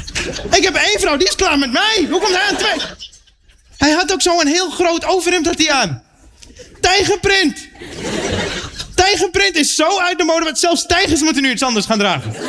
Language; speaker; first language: Dutch; native; Dutch